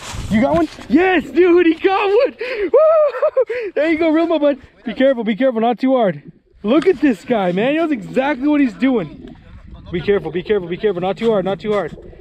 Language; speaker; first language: English; native; English